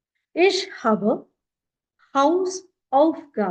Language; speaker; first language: German; non-native, fluent; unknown